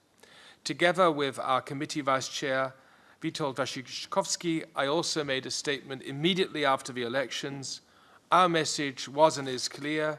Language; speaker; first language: English; non-native, fluent; German